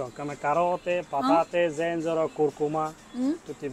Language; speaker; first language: Italian; non-native, learner; Bangla